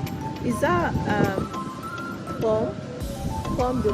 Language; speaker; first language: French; non-native, learner; English